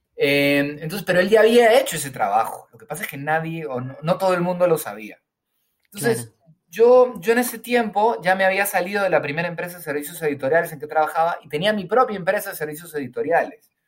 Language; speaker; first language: Spanish; native; Spanish